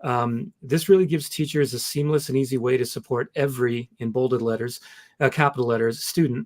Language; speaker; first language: English; native; English